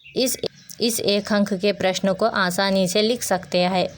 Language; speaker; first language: Hindi; non-native, local second language; Telugu